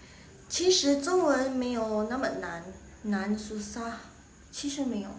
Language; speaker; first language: Chinese; non-native, fluent; Indonesian